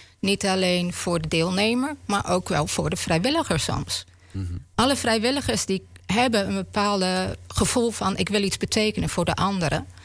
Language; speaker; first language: Dutch; native; Dutch